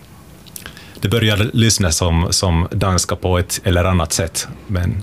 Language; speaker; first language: Swedish; non-native, local second language; Finnish